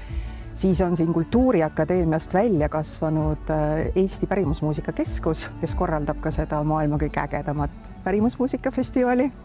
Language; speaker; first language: Estonian; native; Estonian